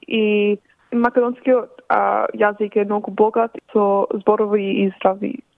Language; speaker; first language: Macedonian; early bilingual, heritage; Macedonian